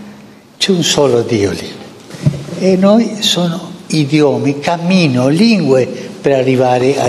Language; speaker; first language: Italian; non-native, fluent; Spanish